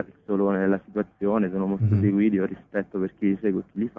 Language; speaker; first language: Italian; native; Italian